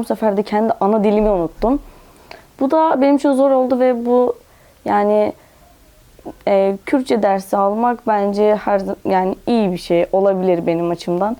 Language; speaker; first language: Turkish; non-native, local second language; Kurdish